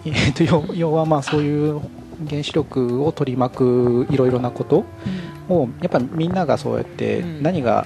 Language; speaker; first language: Japanese; native; Japanese